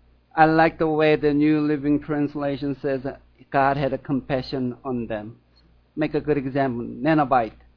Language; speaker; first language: English; non-native, fluent; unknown